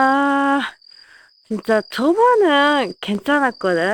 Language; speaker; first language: Korean; non-native, fluent; Japanese